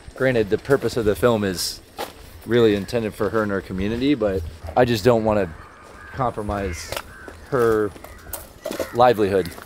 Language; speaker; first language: English; native; English